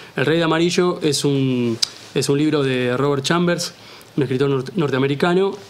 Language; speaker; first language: Spanish; native; Spanish